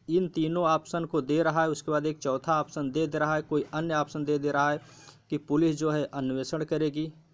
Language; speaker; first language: Hindi; native; Hindi